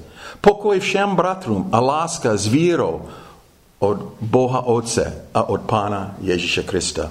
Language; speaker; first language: Czech; non-native, fluent; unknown